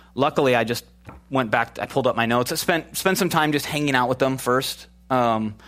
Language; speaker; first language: English; native; English